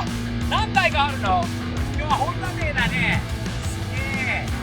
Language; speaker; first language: Japanese; non-native, fluent; English